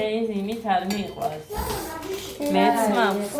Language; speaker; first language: Georgian; native; Georgian